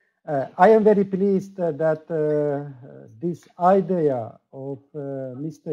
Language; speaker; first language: English; non-native, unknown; Slovak